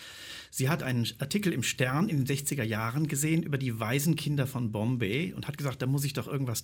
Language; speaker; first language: German; native; German